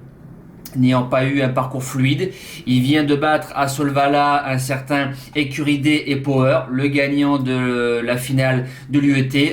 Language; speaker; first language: French; native; French